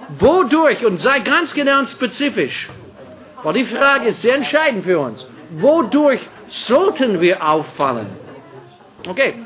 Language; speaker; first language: German; non-native, fluent; English